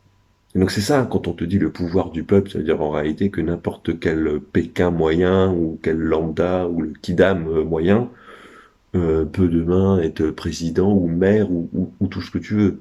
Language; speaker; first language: French; native; French